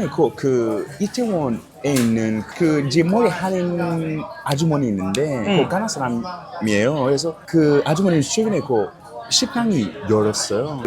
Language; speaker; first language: Korean; non-native, fluent; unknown